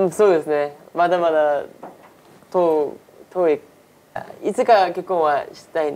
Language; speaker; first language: Japanese; non-native, learner; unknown